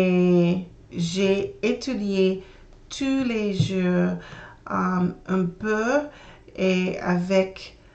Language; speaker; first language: French; non-native, learner; English